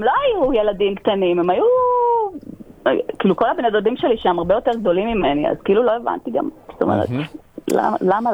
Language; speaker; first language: Hebrew; native; Hebrew